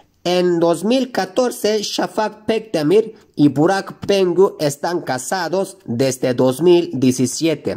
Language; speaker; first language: Spanish; non-native, fluent; Turkish